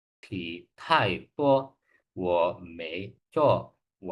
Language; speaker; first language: Chinese; non-native, learner; Indonesian